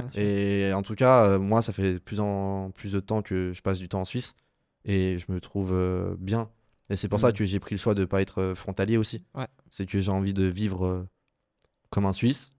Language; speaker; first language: French; native; French